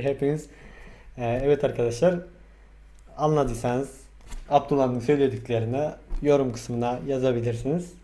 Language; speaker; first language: Turkish; non-native, fluent; Mongolian